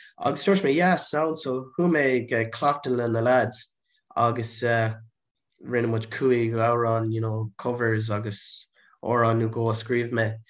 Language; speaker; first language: Irish; non-native, local second language; English